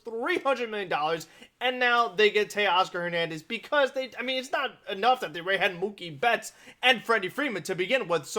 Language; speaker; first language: English; native; English